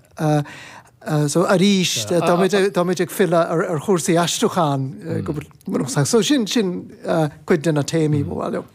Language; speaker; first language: Irish; non-native, fluent; Czech